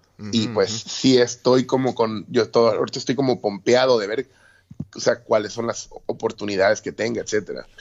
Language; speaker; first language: Spanish; native; Spanish